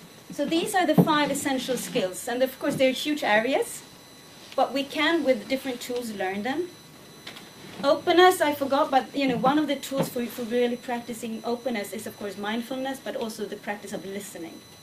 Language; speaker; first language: English; non-native, fluent; Swedish